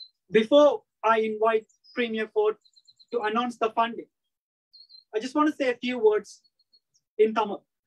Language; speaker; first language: English; early bilingual, other home language; Tamil